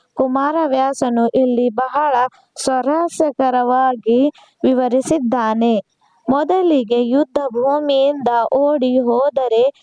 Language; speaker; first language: Kannada; non-native, local second language; Urdu